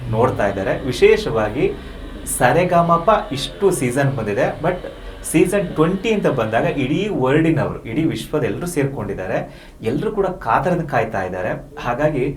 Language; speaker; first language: Kannada; native; Kannada